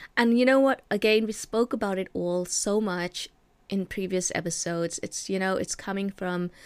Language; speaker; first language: English; native; English